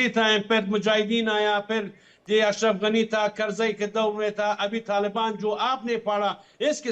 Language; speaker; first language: Hindi; non-native, fluent; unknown